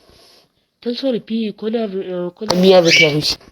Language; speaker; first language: French; non-native, local second language; Arabic